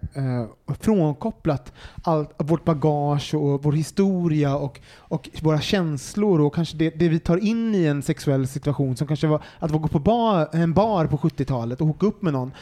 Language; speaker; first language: Swedish; native; Swedish